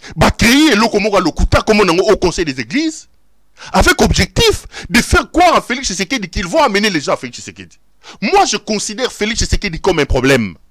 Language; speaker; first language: French; non-native, local second language; Lingala